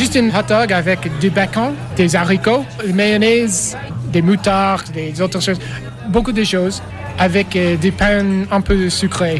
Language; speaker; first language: French; non-native, fluent; English